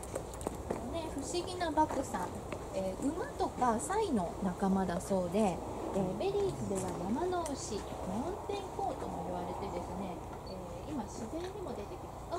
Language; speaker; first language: Japanese; native; Japanese